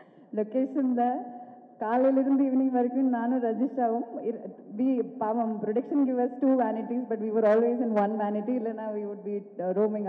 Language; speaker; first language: Tamil; non-native, local second language; Malayalam